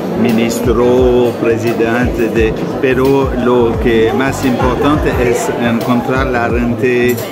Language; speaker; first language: Spanish; non-native, learner; French